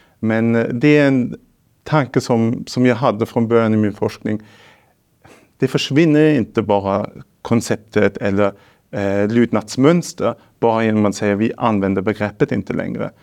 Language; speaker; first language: Swedish; non-native, fluent; German